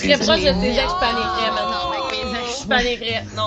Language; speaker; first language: French; native; French